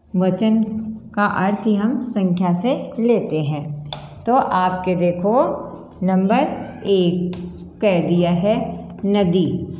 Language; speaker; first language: Hindi; native; Hindi